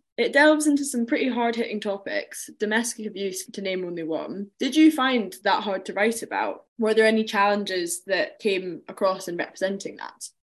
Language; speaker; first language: English; native; English